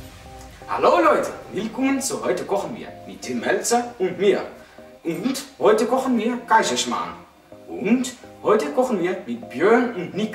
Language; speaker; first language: German; non-native, learner; Arabic